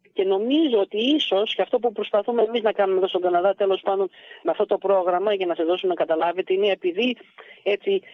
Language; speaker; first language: Greek; early bilingual, heritage; Greek